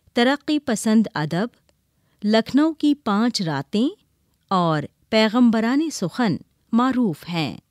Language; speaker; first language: Urdu; native; Urdu